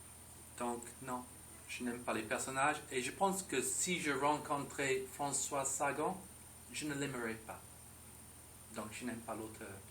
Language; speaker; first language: French; non-native, fluent; English